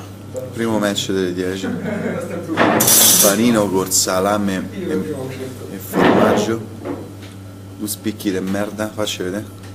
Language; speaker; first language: Italian; native; Italian